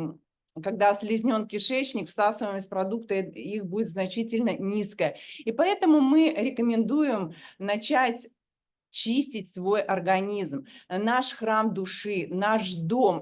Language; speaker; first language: Russian; native; Russian